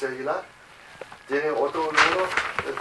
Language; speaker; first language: Spanish; non-native, learner; English